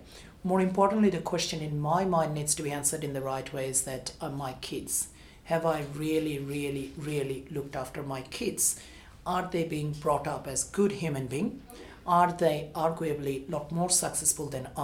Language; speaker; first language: English; non-native, local second language; Bangla